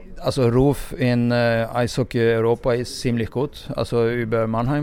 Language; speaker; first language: German; non-native, fluent; Swedish